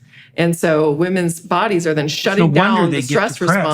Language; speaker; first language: English; native; English